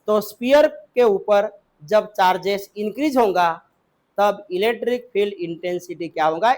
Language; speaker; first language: Hindi; non-native, local second language; Marathi